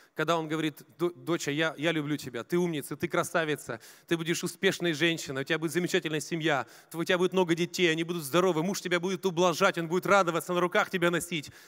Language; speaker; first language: Russian; native; Russian